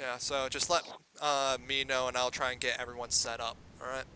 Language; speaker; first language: English; native; English